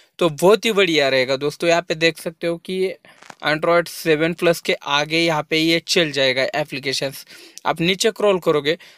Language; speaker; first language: Hindi; non-native, local second language; Marathi